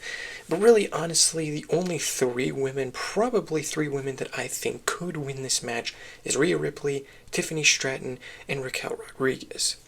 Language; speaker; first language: English; native; English